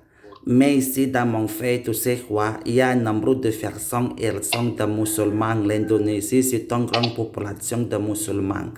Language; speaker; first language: French; non-native, learner; Indonesian